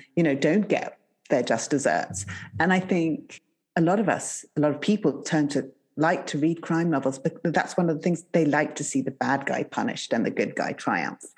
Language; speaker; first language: English; native; English